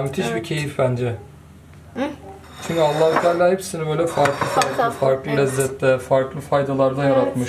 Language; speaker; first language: Turkish; native; Turkish